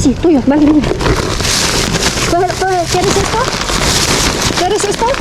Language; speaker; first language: Spanish; non-native, learner; Filipino